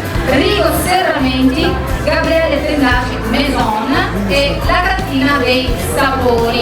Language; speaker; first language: Italian; native; Italian